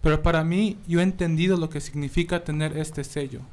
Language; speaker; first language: Spanish; early bilingual, heritage; Spanish